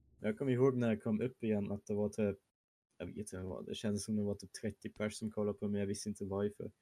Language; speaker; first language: Swedish; early bilingual, other home language; German